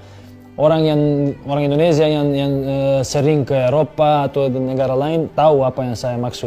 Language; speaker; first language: Indonesian; non-native, fluent; Serbian